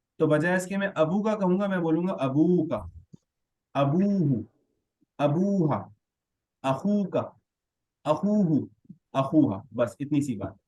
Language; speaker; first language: Urdu; native; Urdu